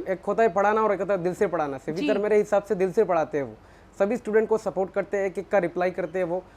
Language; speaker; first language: Hindi; non-native, local second language; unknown